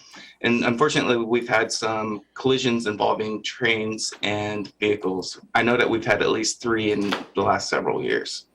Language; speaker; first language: English; native; English